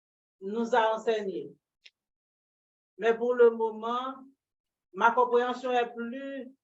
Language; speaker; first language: French; non-native, local second language; Haitian Creole